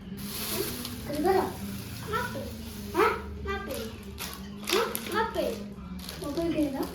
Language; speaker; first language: Indonesian; non-native, local second language; Javanese